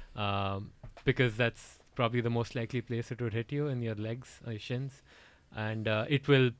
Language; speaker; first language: English; non-native, local second language; Odia